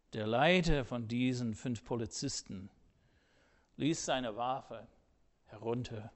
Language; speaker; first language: German; non-native, fluent; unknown